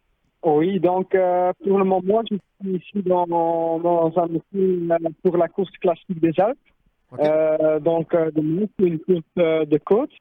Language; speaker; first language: French; non-native, local second language; Dutch